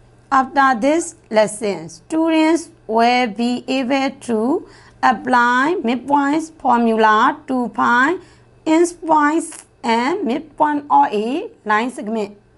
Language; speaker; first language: English; non-native, fluent; Burmese